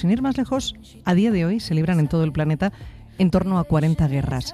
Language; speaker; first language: Spanish; native; Spanish